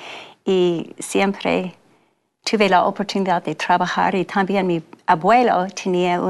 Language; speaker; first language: Spanish; non-native, learner; English